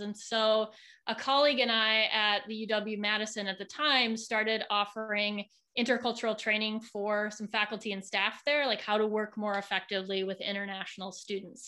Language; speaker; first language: English; native; English